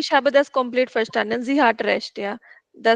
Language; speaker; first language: German; non-native, learner; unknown